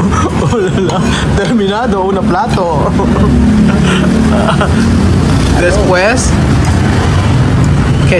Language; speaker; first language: Spanish; non-native, learner; Filipino